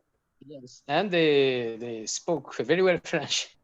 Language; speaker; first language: English; non-native, local second language; Arabic